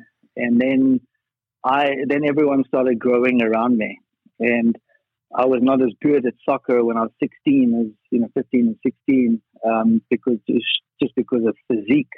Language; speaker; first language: English; native; English